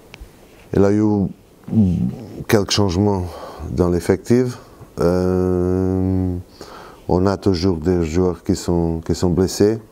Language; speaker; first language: French; non-native, fluent; Portuguese